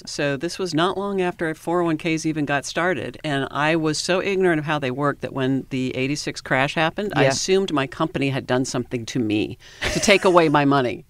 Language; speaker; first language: English; native; English